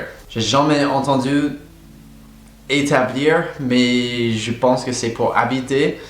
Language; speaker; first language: French; non-native, fluent; English